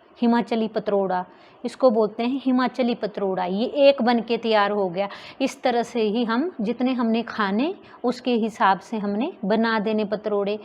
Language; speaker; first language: Hindi; non-native, local second language; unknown